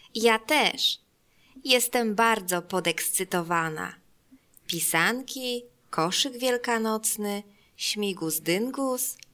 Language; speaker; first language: Polish; non-native, fluent; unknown